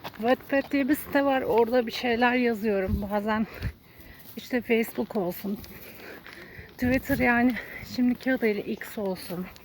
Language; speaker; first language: Turkish; native; Turkish